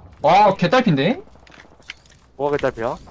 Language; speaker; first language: Korean; native; Korean